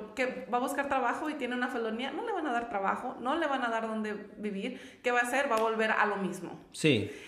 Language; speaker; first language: Spanish; native; Spanish